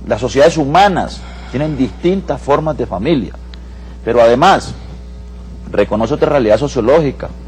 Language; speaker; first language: Spanish; native; Spanish